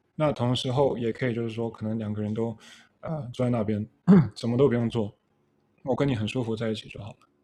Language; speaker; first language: Chinese; early bilingual, heritage; Chinese